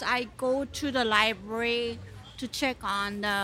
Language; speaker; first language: English; non-native, local second language; Bangla